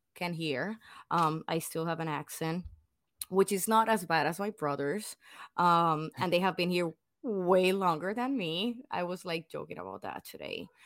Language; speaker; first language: English; non-native, fluent; Spanish